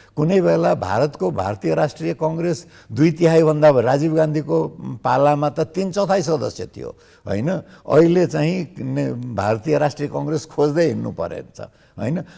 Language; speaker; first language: Nepali; non-native, local second language; Maithili